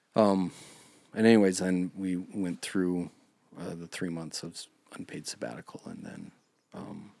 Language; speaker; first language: English; native; English